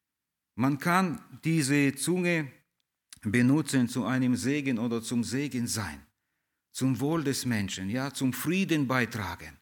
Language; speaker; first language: German; early bilingual, heritage; German